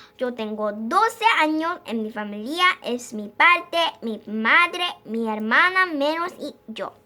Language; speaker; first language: Spanish; non-native, learner; Korean